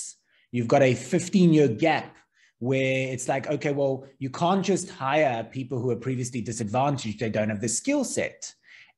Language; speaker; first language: English; native; English